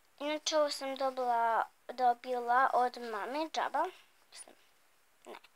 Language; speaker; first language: Bosnian; early bilingual, heritage; Bosnian